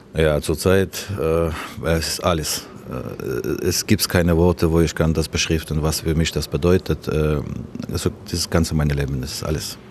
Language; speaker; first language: German; non-native, learner; Ukrainian